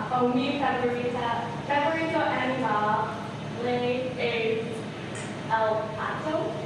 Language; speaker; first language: Spanish; non-native, learner; English